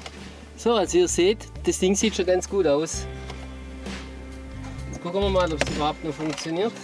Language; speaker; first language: German; native; German